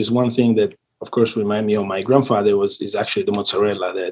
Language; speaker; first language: English; non-native, fluent; Italian